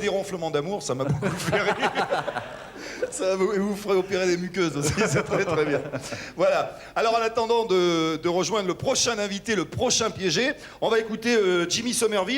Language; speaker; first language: French; native; French